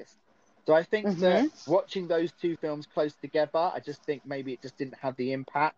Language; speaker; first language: English; native; English